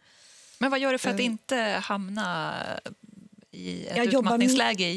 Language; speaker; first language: Swedish; native; Swedish